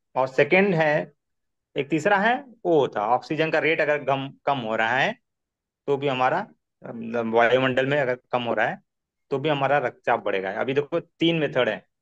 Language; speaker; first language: Hindi; non-native, local second language; Marathi